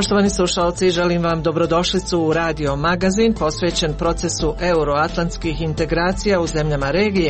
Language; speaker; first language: Croatian; native; Croatian